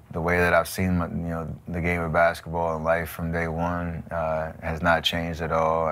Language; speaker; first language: English; native; English